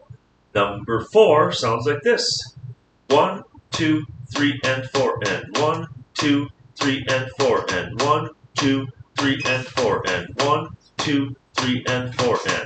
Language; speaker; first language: English; native; English